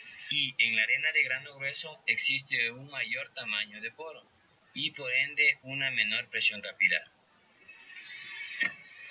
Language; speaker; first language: Spanish; native; Spanish